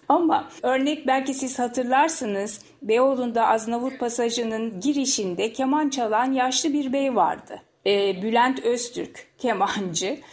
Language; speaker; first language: Turkish; native; Turkish